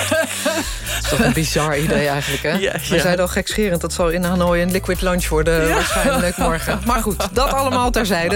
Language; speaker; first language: Dutch; native; Dutch